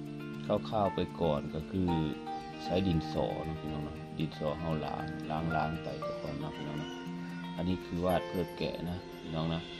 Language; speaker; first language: Thai; non-native, local second language; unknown